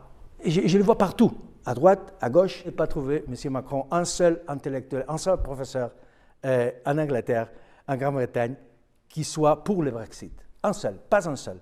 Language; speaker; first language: French; non-native, fluent; Spanish